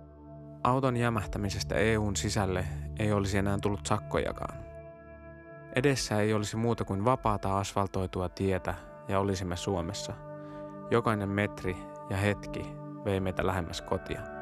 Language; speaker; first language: Finnish; early bilingual, heritage; Finnish